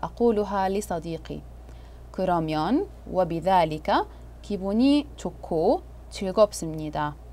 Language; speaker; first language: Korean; non-native, fluent; Arabic